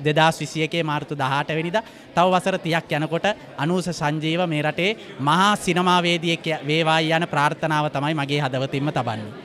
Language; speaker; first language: Sinhala; native; Sinhala